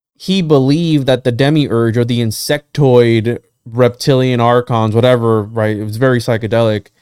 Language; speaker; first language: English; non-native, fluent; Spanish